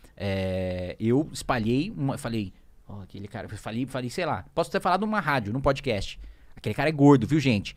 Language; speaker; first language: Portuguese; native; Portuguese